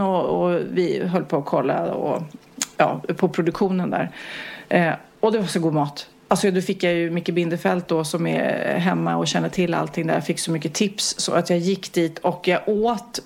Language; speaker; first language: Swedish; native; Swedish